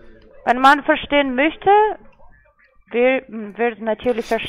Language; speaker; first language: German; non-native, learner; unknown